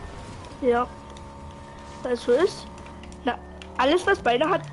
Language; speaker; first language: German; native; German